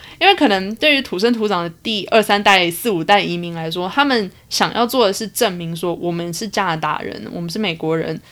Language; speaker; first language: Chinese; early bilingual, heritage; Chinese